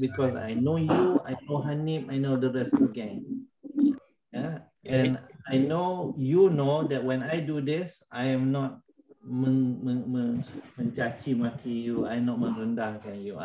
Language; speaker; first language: English; non-native, local second language; Malay